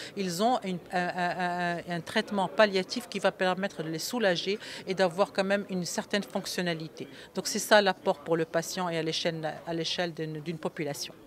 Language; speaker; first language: French; non-native, local second language; Arabic